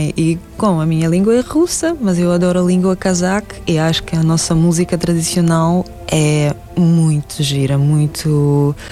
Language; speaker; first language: Portuguese; non-native, fluent; Russian